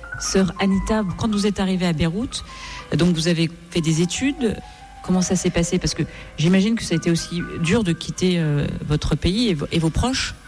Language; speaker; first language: French; native; French